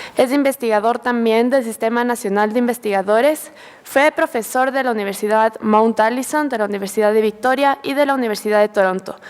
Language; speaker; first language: Spanish; native; Spanish